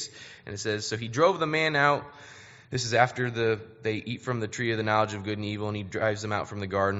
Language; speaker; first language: English; native; English